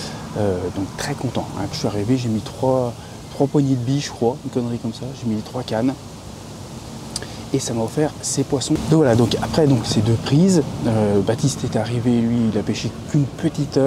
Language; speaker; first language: French; native; French